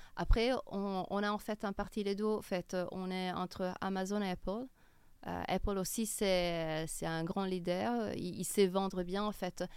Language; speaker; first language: French; non-native, fluent; Italian